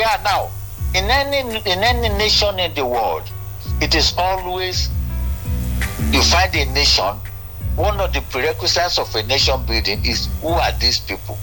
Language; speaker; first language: English; non-native, local second language; Yoruba